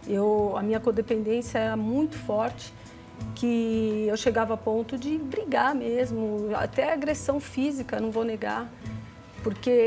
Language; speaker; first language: Portuguese; native; Portuguese